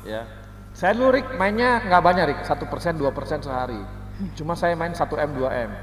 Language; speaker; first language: Indonesian; native; Indonesian